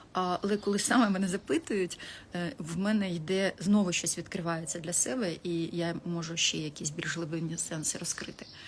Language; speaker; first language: Ukrainian; non-native, local second language; Russian